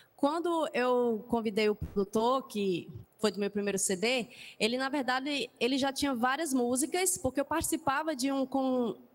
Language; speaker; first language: Portuguese; native; Portuguese